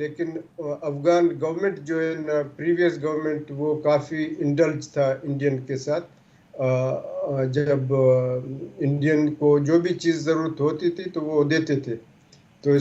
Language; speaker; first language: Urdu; non-native, local second language; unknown